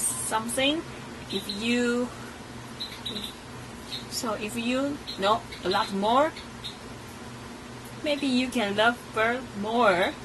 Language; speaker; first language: English; non-native, learner; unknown